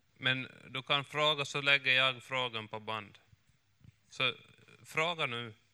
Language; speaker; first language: Swedish; native; Swedish